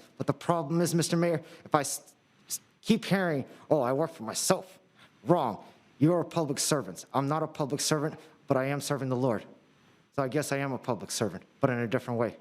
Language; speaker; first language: English; non-native, fluent; Russian